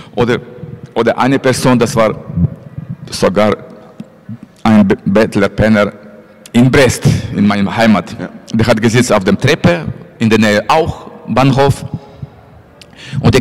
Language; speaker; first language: German; non-native, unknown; Russian